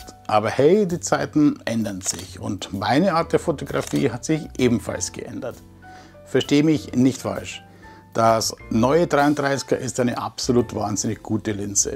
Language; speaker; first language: German; native; German